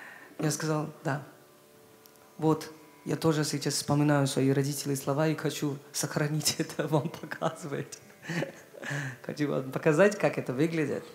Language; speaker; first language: Russian; non-native, learner; Hindi